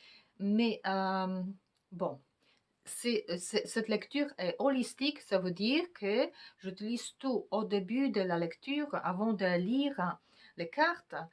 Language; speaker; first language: French; non-native, fluent; Polish